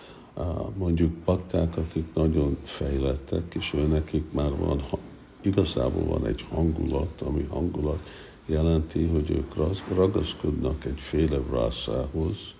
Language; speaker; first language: Hungarian; early bilingual, heritage; Hungarian